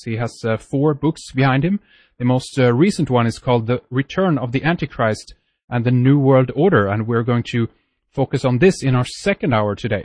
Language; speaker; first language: English; non-native, fluent; Swedish